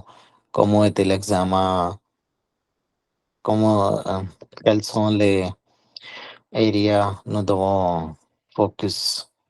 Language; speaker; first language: French; non-native, learner; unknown